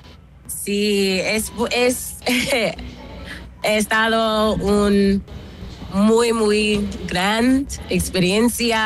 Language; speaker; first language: Spanish; non-native, learner; English